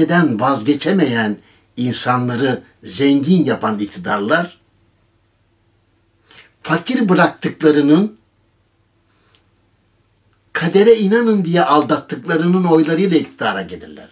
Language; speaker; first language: Turkish; native; Turkish